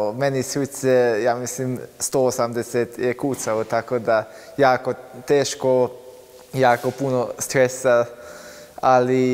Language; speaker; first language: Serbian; non-native, local second language; Hungarian